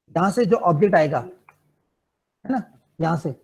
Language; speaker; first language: Hindi; non-native, local second language; Gujarati